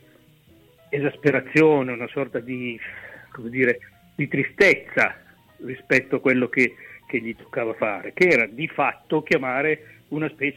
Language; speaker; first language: Italian; native; Italian